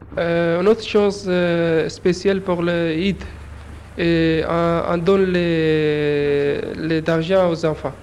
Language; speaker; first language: French; non-native, learner; Urdu